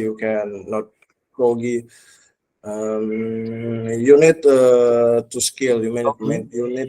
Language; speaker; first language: English; non-native, learner; Indonesian